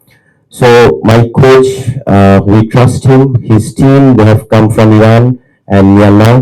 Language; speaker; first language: English; non-native, fluent; Bangla